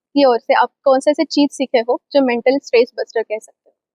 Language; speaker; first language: Hindi; non-native, local second language; Marathi